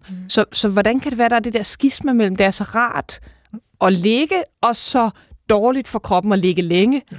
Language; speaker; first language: Danish; native; Danish